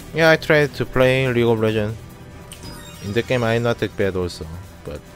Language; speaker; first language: English; non-native, fluent; Korean